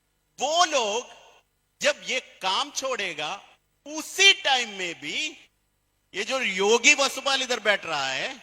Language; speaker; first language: Hindi; non-native, fluent; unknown